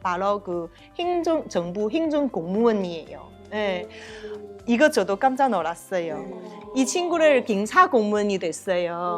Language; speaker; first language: Korean; non-native, learner; Chinese